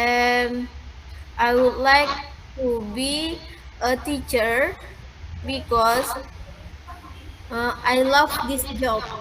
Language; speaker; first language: English; non-native, learner; Indonesian